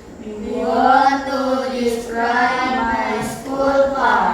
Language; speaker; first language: English; non-native, learner; Indonesian